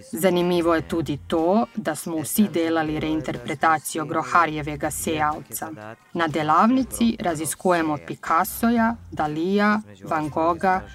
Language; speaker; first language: Slovenian; early bilingual, heritage; Serbian